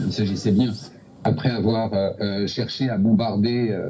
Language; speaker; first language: French; native; French